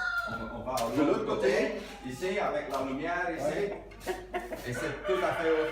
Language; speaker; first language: French; non-native, local second language; Dutch